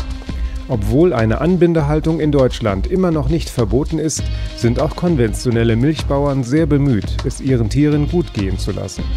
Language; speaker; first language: German; native; German